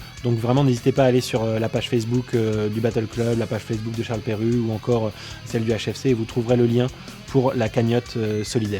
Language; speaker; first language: French; native; French